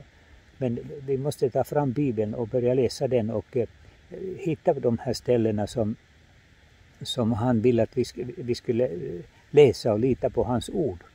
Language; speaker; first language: Swedish; non-native, fluent; Finnish